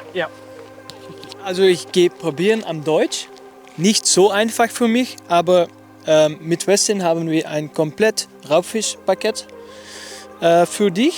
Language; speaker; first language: German; non-native, learner; Dutch